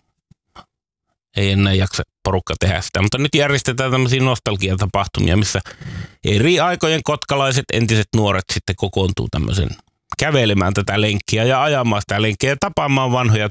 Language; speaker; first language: Finnish; native; Finnish